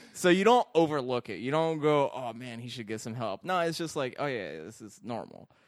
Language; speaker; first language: English; early bilingual, other home language; Arabic